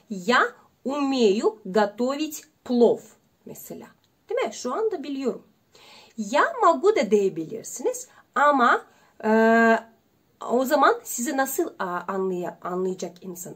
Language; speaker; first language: Turkish; non-native, learner; Russian